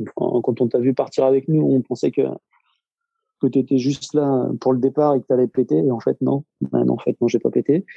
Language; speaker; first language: French; native; French